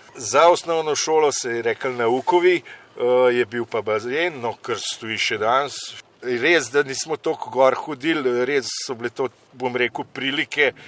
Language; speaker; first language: Slovenian; native; Slovenian